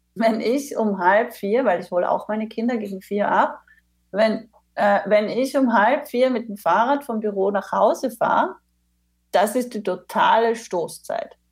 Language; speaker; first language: German; native; German